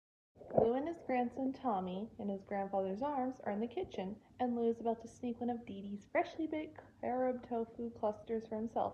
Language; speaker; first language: English; native; English